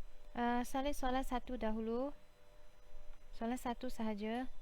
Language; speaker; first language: Malay; native; Malay